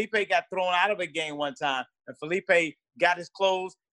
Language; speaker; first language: English; native; English